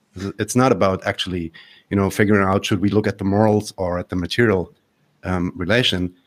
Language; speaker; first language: English; non-native, fluent; Polish